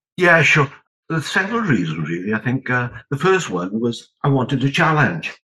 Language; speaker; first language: English; native; English